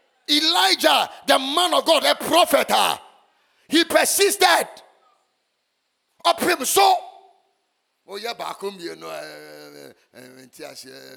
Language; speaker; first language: English; non-native, local second language; Akan